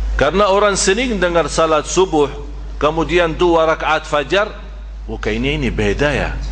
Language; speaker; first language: Malay; non-native, fluent; Arabic